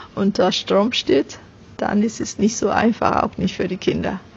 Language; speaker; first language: German; non-native, fluent; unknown